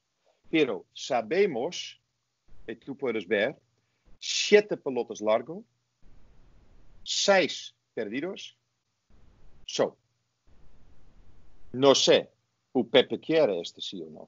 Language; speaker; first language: Spanish; non-native, fluent; Dutch